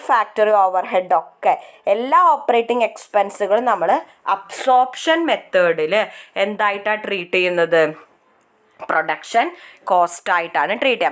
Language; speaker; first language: Malayalam; native; Malayalam